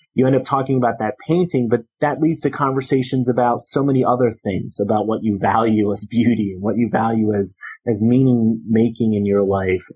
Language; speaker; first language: English; native; English